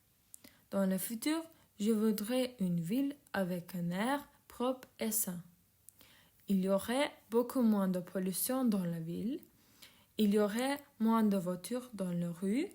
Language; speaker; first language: French; non-native, learner; Turkish